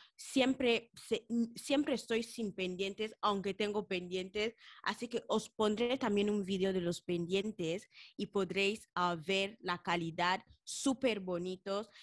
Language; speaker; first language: Spanish; non-native, local second language; Fang